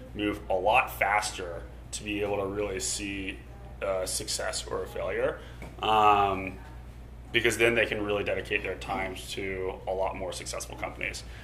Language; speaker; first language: English; native; English